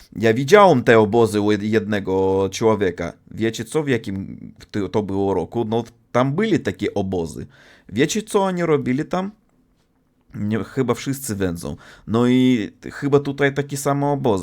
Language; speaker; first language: Polish; non-native, fluent; Russian